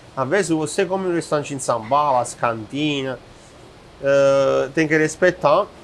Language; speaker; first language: Portuguese; non-native, fluent; Italian